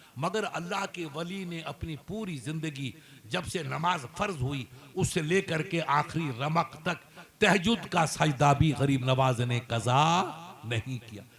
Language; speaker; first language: Urdu; non-native, local second language; Sindhi